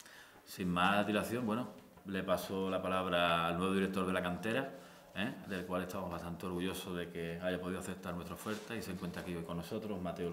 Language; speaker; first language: Spanish; native; Spanish